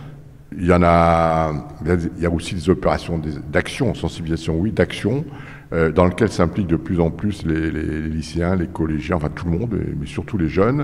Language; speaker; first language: French; native; French